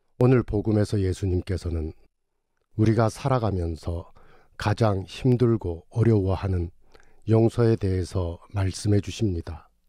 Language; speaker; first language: Korean; native; Korean